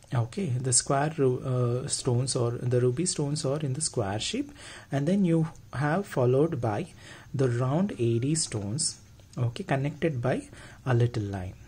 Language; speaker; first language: English; non-native, local second language; Telugu